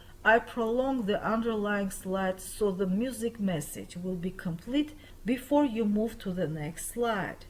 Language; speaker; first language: English; non-native, fluent; Armenian